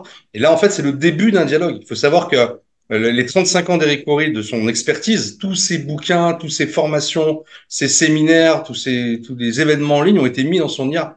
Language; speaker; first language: French; native; French